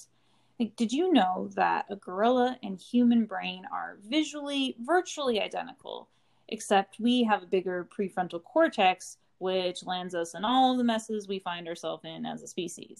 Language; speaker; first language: English; native; English